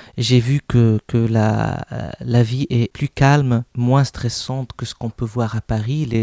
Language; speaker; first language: French; non-native, local second language; Arabic